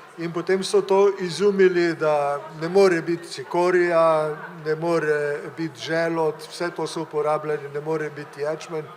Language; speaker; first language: Slovenian; native; Slovenian